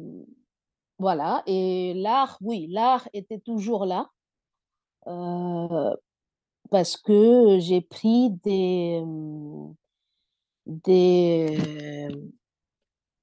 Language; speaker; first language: French; non-native, fluent; Bangla